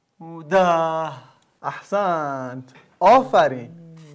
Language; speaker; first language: Persian; non-native, learner; Arabic